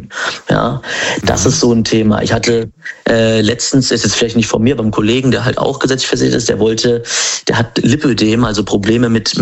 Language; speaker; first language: German; native; German